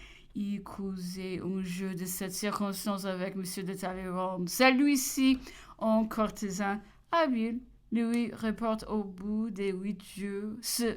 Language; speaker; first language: French; non-native, learner; English